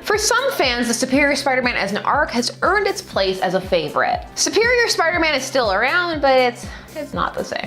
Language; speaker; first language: English; native; English